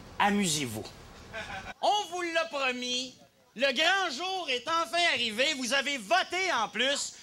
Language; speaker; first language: French; native; French